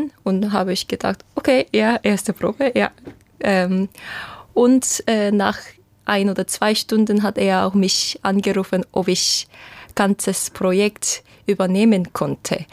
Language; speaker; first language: German; non-native, fluent; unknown